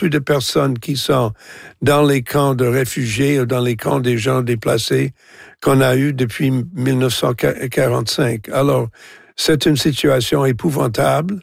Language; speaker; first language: French; non-native, local second language; English